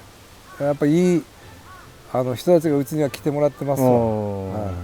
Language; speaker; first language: Japanese; native; Japanese